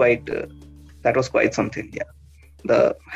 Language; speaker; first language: English; non-native, local second language; Odia